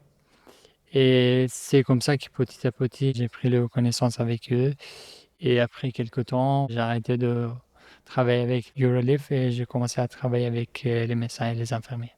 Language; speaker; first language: French; non-native, fluent; Persian